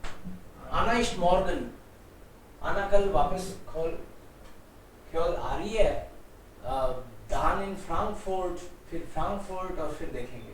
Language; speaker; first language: Hindi; native; Hindi